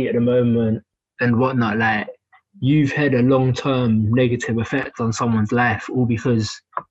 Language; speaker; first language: English; native; English